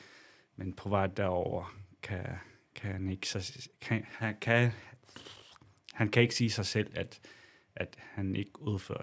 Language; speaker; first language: Danish; non-native, local second language; Kalaallisut